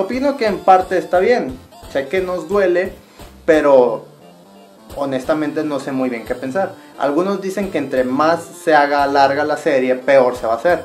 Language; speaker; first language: Spanish; native; Spanish